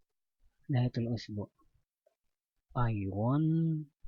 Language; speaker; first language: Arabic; non-native, learner; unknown